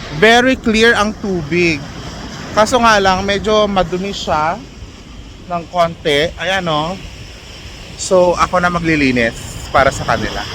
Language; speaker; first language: Filipino; native; Filipino